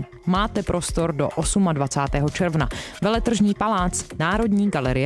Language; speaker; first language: Czech; native; Czech